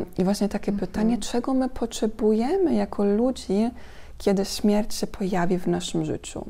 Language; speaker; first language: Polish; non-native, fluent; German